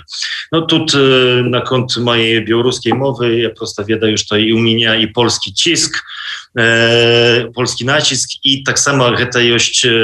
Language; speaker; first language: Belarusian; non-native, local second language; Polish